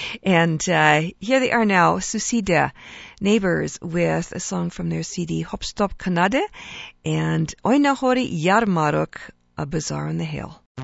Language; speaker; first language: English; native; English